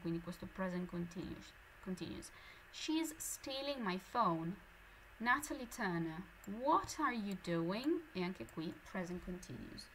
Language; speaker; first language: English; non-native, fluent; Italian